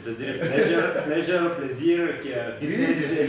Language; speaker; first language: French; non-native, learner; Bulgarian